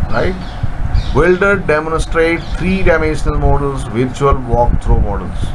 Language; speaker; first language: English; non-native, local second language; Hindi